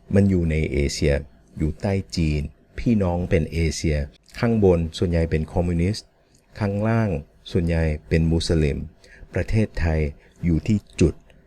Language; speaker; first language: Thai; non-native, fluent; English